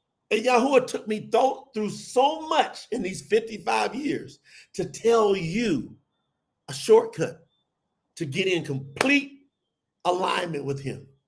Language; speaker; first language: English; native; English